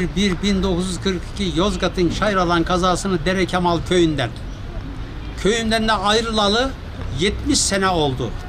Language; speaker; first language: Turkish; native; Turkish